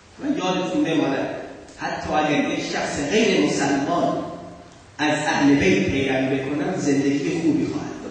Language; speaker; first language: Persian; non-native, fluent; Urdu